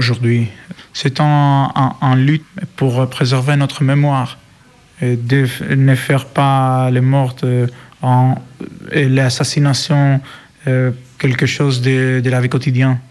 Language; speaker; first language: French; non-native, learner; Greek